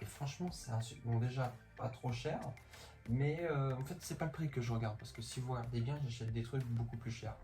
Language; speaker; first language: French; native; French